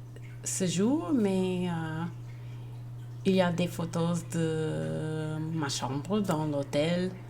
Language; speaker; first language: French; non-native, learner; English